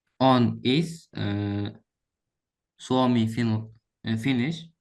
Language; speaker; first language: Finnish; non-native, learner; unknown